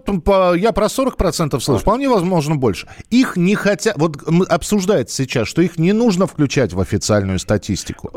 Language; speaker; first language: Russian; native; Russian